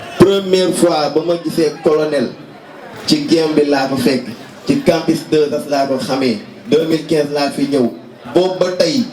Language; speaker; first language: Wolof; non-native, local second language; Fula